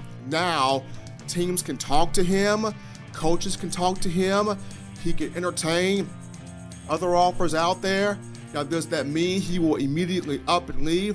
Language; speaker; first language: English; native; English